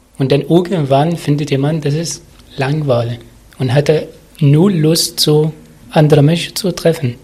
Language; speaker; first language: German; non-native, learner; Arabic